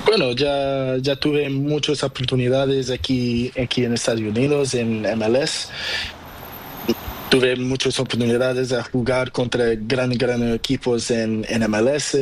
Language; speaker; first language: Spanish; non-native, learner; Portuguese